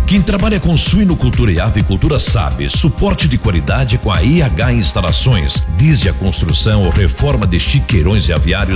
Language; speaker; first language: Portuguese; native; Portuguese